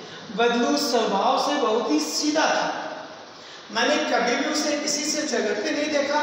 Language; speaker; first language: Hindi; native; Hindi